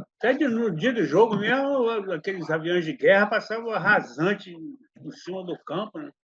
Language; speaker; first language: Portuguese; native; Portuguese